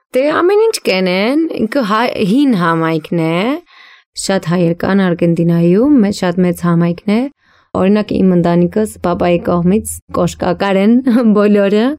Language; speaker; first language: Armenian; early bilingual, heritage; Armenian